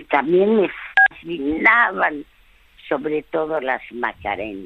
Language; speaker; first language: Spanish; early bilingual, other home language; French